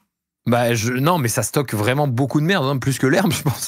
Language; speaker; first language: French; native; French